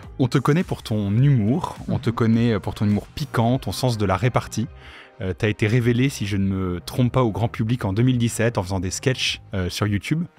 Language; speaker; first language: French; native; French